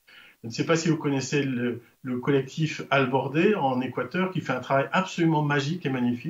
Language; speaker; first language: French; native; French